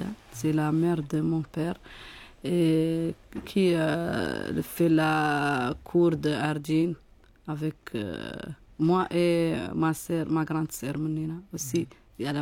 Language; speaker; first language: French; non-native, learner; Arabic